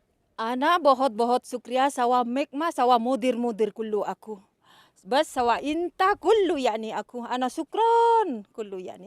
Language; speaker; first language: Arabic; non-native, learner; Indonesian